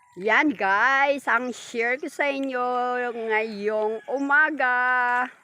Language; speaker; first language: Filipino; non-native, local second language; Cebuano